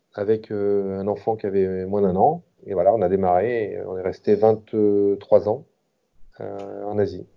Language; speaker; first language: French; native; French